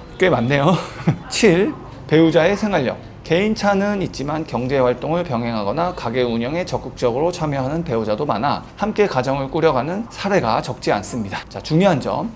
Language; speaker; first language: Korean; native; Korean